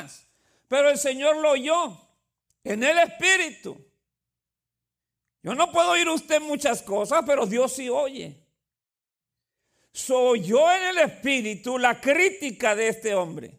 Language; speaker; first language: Spanish; native; Spanish